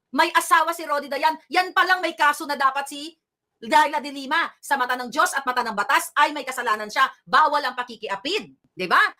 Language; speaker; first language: Filipino; non-native, local second language; Hiligaynon